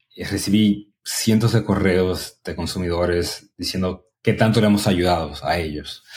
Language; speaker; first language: Spanish; native; Spanish